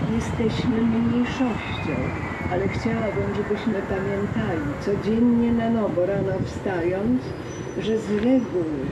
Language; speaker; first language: Polish; native; Polish